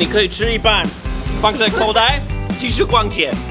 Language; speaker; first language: Chinese; non-native, fluent; English